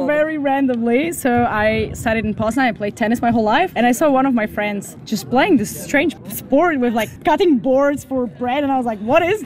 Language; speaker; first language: English; non-native, fluent; Polish